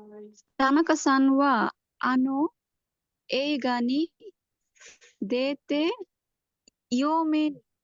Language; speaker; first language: Japanese; non-native, learner; Bangla